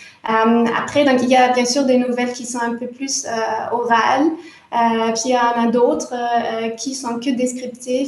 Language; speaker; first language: French; non-native, fluent; German